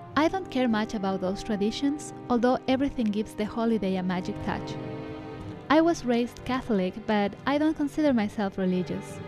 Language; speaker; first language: English; non-native, fluent; Spanish